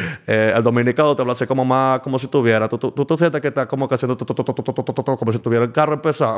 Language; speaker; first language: Spanish; early bilingual, heritage; Spanish